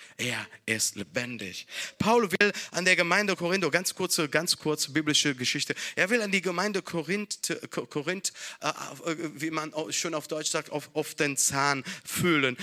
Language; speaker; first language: German; non-native, fluent; Italian